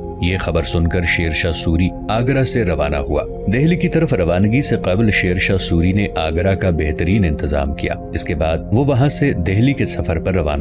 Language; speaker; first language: Urdu; native; Urdu